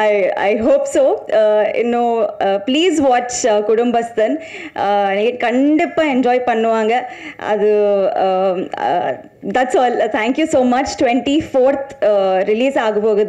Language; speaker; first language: Tamil; non-native, learner; Telugu